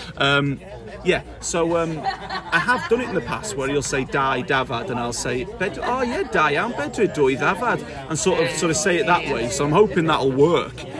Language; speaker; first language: English; native; English